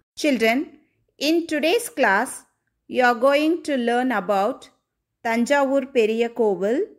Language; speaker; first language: English; non-native, local second language; Tamil